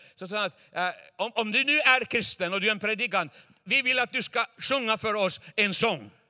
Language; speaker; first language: Swedish; non-native, fluent; Chinese